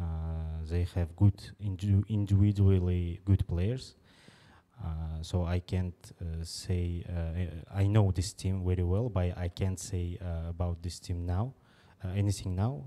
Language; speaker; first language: English; non-native, fluent; Uzbek